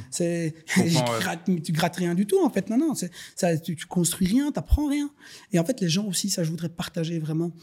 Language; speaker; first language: French; native; French